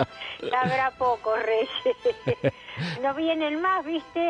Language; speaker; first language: Spanish; native; Spanish